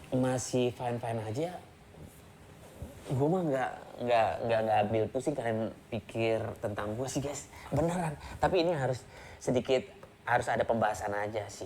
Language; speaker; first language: Indonesian; native; Indonesian